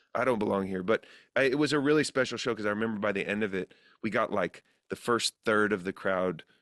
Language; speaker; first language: English; native; English